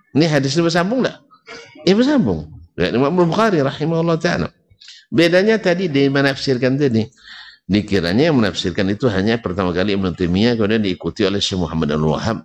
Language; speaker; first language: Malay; native; Malay